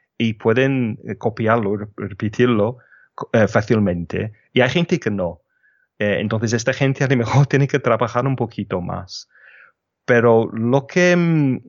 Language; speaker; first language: Spanish; non-native, fluent; English